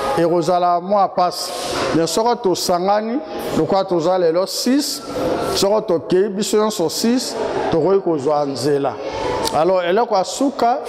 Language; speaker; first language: Lingala; native; Lingala